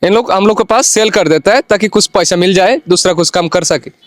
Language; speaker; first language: Hindi; non-native, learner; Bangla